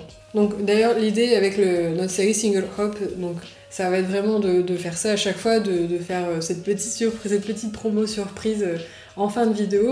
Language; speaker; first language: French; native; French